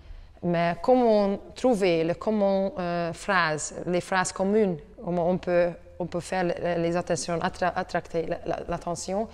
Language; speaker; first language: French; non-native, learner; Hungarian